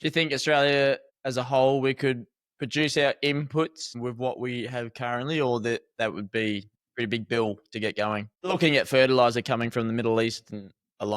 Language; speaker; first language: English; native; English